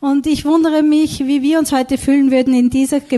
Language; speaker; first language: German; native; German